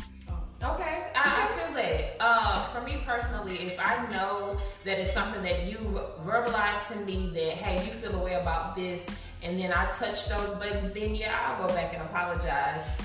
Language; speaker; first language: English; native; English